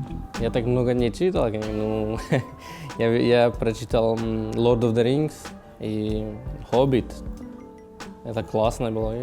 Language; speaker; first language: Russian; non-native, learner; Slovak